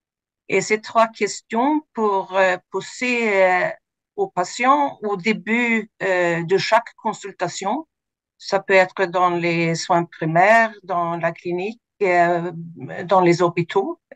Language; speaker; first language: French; non-native, fluent; Swedish